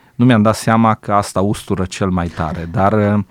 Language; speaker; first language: Romanian; native; Romanian